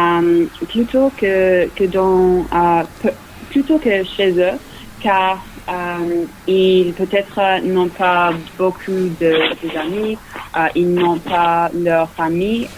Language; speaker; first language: French; non-native, fluent; English